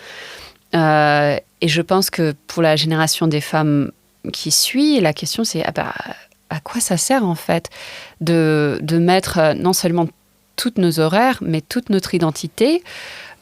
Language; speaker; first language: French; non-native, fluent; English